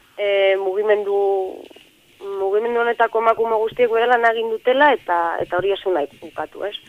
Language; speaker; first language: Basque; non-native, local second language; Spanish